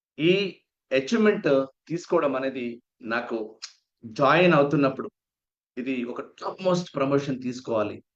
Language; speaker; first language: Telugu; native; Telugu